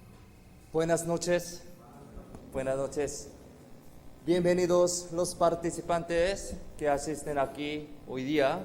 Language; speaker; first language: Spanish; non-native, fluent; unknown